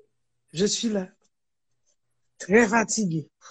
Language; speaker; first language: French; non-native, local second language; Haitian Creole